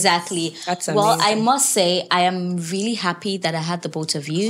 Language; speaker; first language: English; native; English